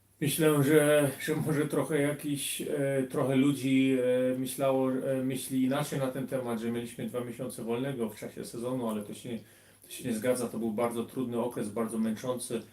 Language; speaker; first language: Polish; early bilingual, heritage; Polish